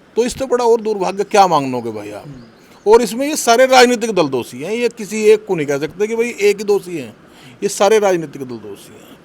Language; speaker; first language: Hindi; native; Hindi